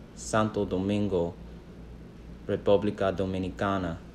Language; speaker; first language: Spanish; non-native, learner; English